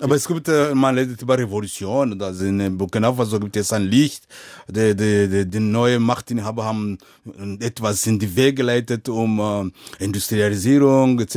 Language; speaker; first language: German; non-native, fluent; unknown